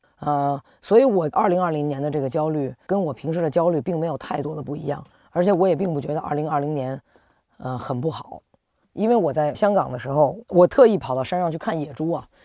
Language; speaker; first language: Chinese; native; Chinese